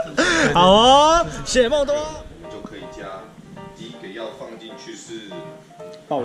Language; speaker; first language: Chinese; native; Chinese